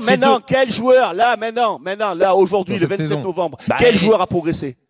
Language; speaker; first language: French; native; French